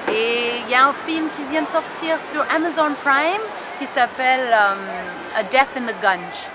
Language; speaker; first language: French; early bilingual, heritage; French